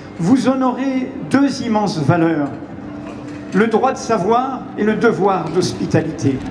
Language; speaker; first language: French; native; French